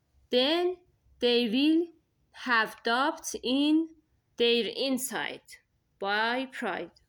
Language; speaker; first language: English; non-native, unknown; Persian